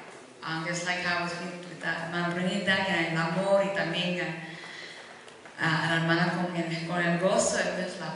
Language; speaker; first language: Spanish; early bilingual, heritage; Spanish